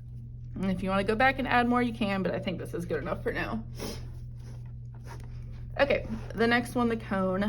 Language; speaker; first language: English; native; English